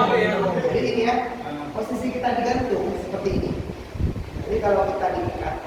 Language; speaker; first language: Indonesian; non-native, local second language; Achinese